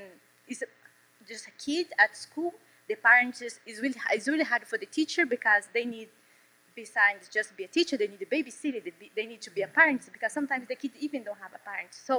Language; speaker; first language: English; non-native, learner; Portuguese